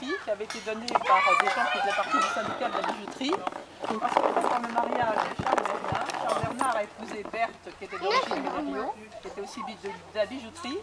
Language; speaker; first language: French; native; French